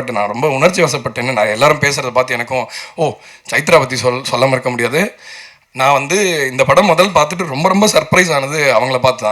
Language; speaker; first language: Tamil; native; Tamil